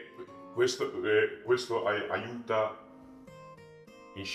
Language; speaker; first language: Italian; non-native, learner; Georgian